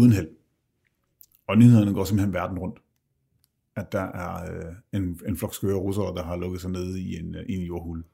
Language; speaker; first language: Danish; native; Danish